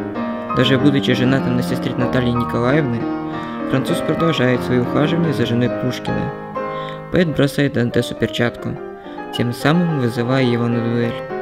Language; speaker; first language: Russian; native; Russian